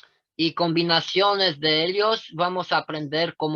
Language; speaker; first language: Spanish; non-native, fluent; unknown